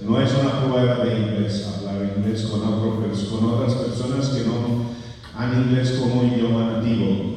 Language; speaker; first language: Spanish; non-native, fluent; Italian